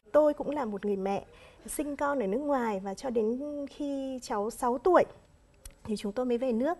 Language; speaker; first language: Vietnamese; native; Vietnamese